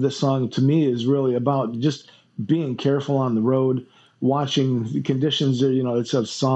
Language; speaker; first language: English; native; English